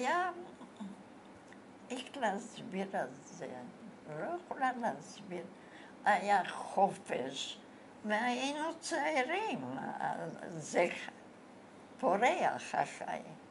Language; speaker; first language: Hebrew; non-native, fluent; Bulgarian